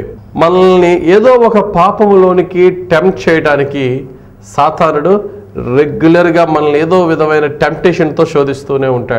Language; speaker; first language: Telugu; native; Telugu